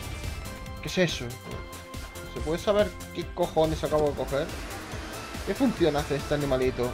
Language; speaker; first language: Spanish; native; Spanish